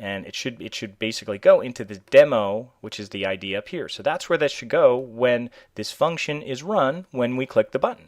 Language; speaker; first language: English; native; English